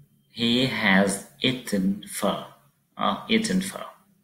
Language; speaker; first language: English; non-native, fluent; Vietnamese